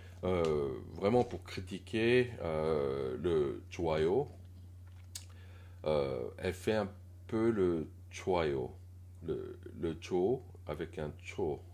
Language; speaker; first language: French; non-native, fluent; Korean